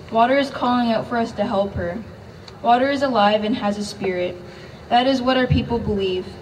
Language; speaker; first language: English; native; English